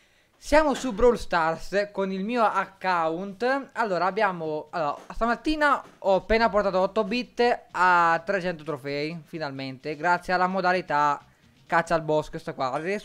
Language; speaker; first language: Italian; native; Italian